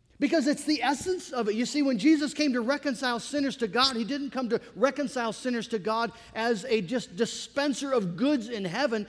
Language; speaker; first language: English; native; English